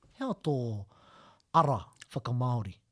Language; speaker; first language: Māori; non-native, local second language; English